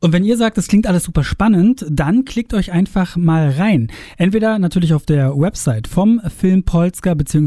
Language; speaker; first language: German; native; German